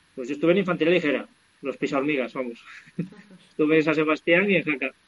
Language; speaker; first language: Spanish; native; Spanish